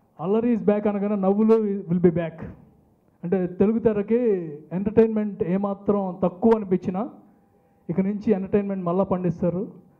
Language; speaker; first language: Telugu; native; Telugu